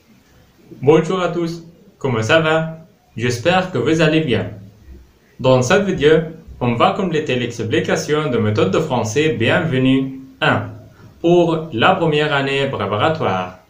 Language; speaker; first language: French; non-native, fluent; Arabic